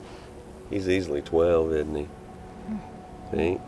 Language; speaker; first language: English; native; English